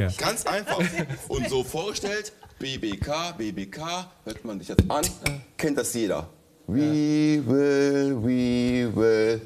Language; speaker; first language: German; native; German